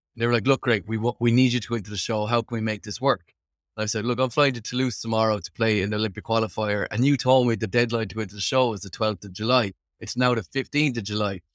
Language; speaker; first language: English; native; English